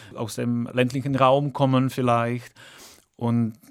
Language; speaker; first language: German; non-native, fluent; Czech